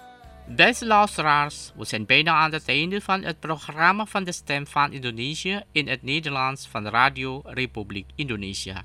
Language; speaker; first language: Dutch; non-native, fluent; Indonesian